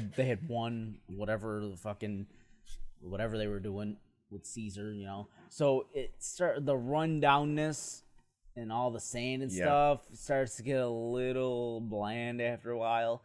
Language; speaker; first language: English; native; English